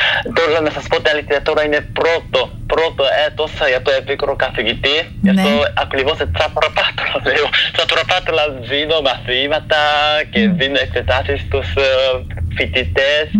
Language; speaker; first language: Greek; non-native, fluent; Japanese